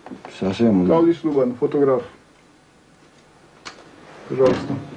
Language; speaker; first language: Russian; non-native, learner; French